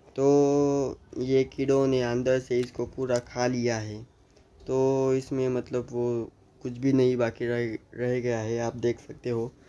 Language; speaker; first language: Hindi; native; Hindi